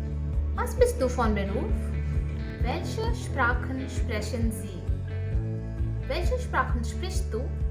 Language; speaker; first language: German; non-native, fluent; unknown